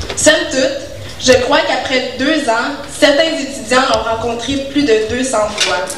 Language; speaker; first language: French; native; French